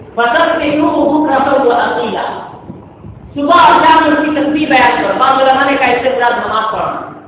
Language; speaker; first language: Urdu; native; Urdu